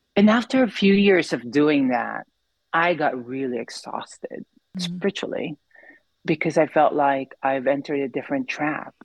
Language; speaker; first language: English; non-native, local second language; Filipino